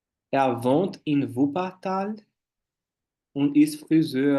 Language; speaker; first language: German; non-native, fluent; Portuguese